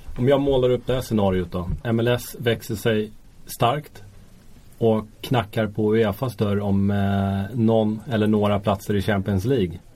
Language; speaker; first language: Swedish; native; Swedish